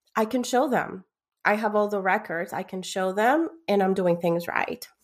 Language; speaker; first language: English; early bilingual, other home language; Spanish